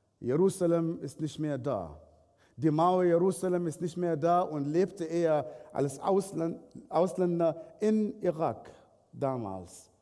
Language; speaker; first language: German; non-native, fluent; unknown